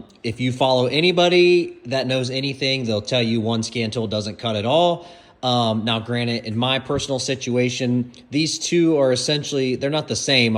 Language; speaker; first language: English; native; English